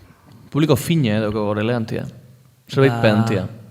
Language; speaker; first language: Basque; native; Basque